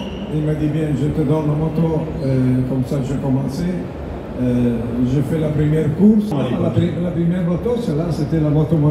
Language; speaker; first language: French; non-native, learner; Italian